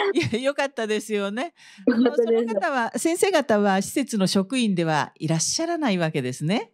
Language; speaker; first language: Japanese; native; Japanese